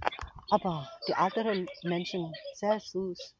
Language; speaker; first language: German; non-native, learner; Cebuano